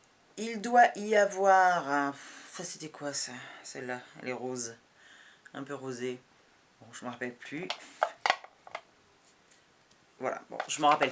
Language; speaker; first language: French; native; French